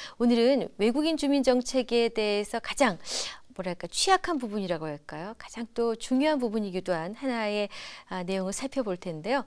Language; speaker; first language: Korean; native; Korean